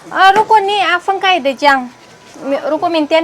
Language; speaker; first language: Chinese; non-native, fluent; Indonesian